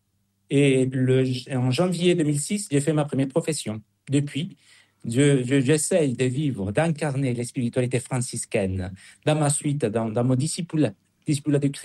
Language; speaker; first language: French; non-native, fluent; Spanish